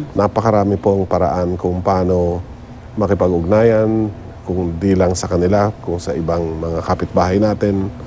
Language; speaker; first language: Filipino; non-native, local second language; Cebuano